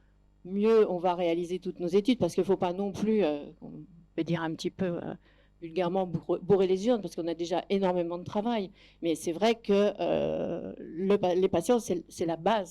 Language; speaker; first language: French; native; French